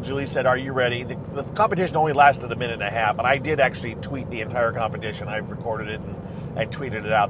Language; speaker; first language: English; native; English